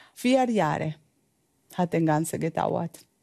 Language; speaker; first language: German; non-native, learner; Spanish